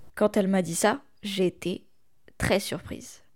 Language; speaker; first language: French; non-native, local second language; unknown